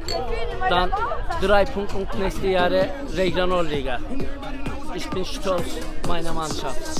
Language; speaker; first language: German; non-native, learner; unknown